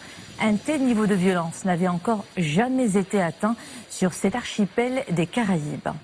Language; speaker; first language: French; non-native, local second language; Arabic